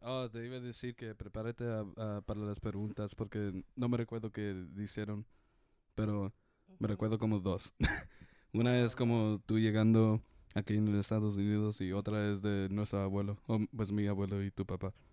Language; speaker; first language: Spanish; early bilingual, heritage; Spanish